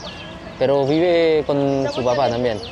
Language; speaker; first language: Spanish; non-native, fluent; Indonesian